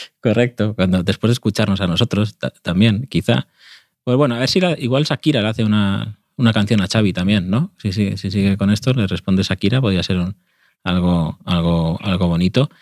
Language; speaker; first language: Spanish; native; Spanish